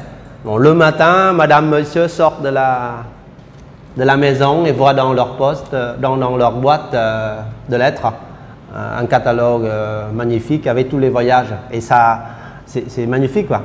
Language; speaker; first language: French; non-native, fluent; Vietnamese